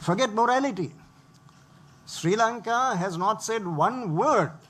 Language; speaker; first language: English; non-native, local second language; Sinhala